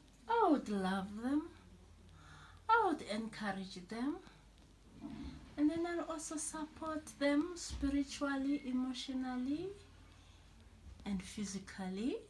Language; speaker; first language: English; non-native, local second language; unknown